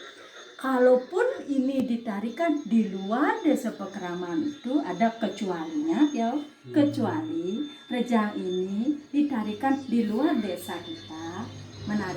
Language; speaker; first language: Indonesian; non-native, local second language; Balinese